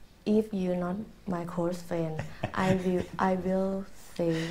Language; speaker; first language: English; non-native, learner; Thai